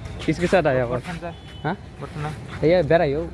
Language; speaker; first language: Hindi; non-native, local second language; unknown